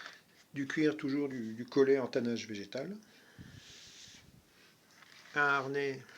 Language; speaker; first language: French; native; French